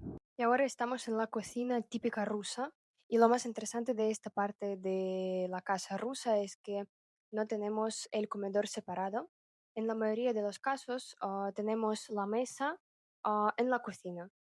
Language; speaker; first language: Spanish; non-native, fluent; Russian